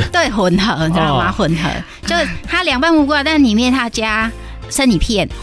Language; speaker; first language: Chinese; non-native, fluent; Khmer